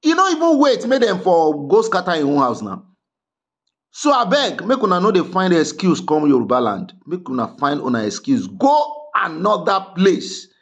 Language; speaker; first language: Nigerian Pidgin; non-native, local second language; Yoruba